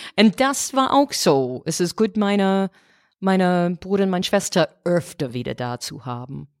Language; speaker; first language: German; non-native, fluent; English